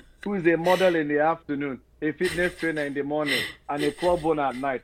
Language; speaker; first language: English; non-native, local second language; Igbo